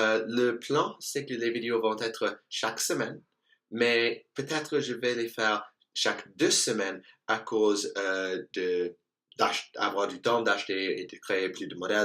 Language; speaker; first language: French; non-native, learner; English